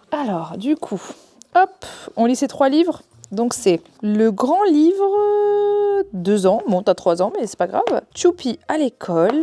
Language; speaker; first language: French; native; French